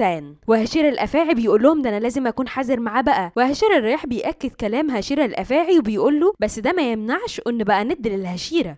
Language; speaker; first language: Arabic; native; Arabic